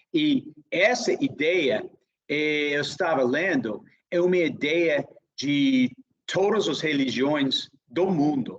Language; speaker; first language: Portuguese; non-native, fluent; English